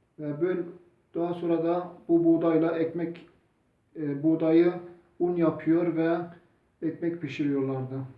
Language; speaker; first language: Turkish; non-native, local second language; Zaza